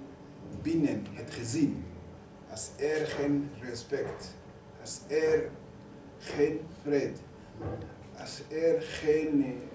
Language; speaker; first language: Dutch; non-native, fluent; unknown